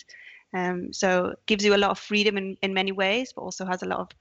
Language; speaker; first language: English; native; English